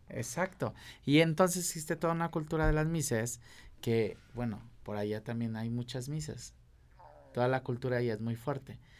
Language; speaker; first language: Spanish; native; Spanish